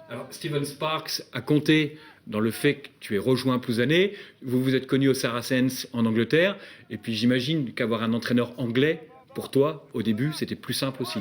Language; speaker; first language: French; native; French